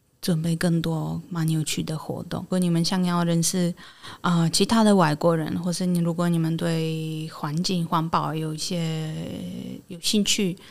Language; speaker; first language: Chinese; non-native, fluent; Polish